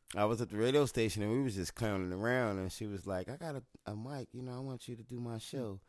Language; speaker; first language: English; native; English